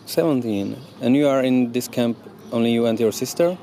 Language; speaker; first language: English; non-native, fluent; Czech